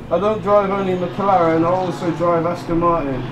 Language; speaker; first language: English; native; English